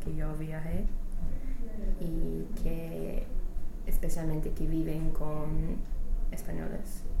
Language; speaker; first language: Spanish; non-native, learner; English